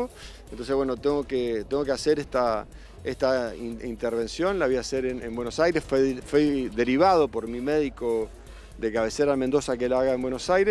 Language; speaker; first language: Spanish; native; Spanish